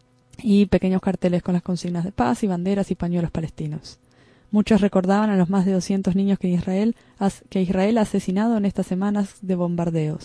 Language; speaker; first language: Spanish; native; Spanish